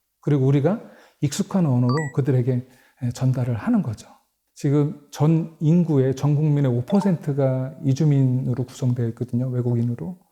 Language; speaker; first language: Korean; native; Korean